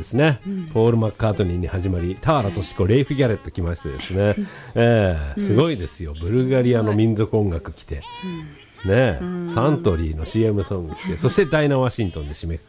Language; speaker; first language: Japanese; native; Japanese